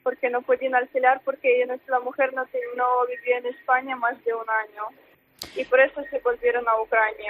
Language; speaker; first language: Spanish; non-native, fluent; Ukrainian